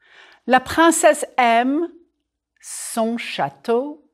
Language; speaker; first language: French; non-native, fluent; English